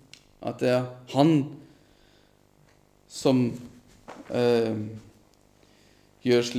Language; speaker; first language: Norwegian; non-native, fluent; German